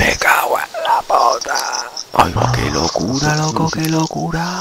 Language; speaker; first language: Spanish; native; Spanish